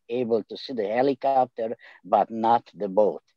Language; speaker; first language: English; non-native, fluent; Romanian